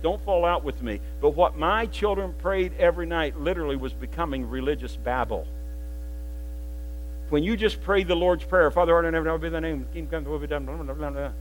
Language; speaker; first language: English; native; English